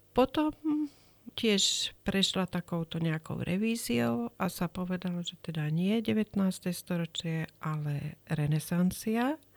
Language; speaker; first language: Slovak; native; Slovak